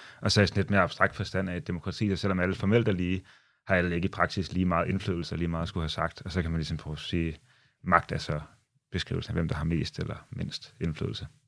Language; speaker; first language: Danish; native; Danish